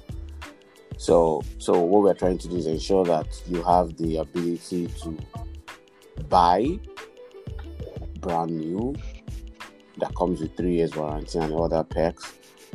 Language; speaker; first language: English; non-native, local second language; Yoruba